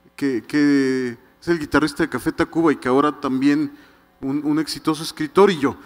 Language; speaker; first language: Spanish; native; Spanish